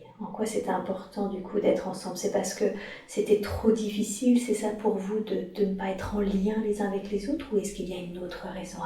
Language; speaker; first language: French; native; French